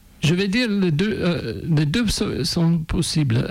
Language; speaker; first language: French; non-native, fluent; English